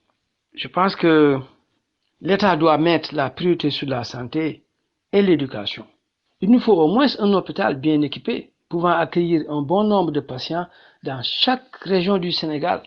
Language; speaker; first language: French; non-native, local second language; Wolof